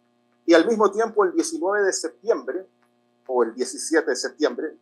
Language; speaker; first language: Spanish; native; Spanish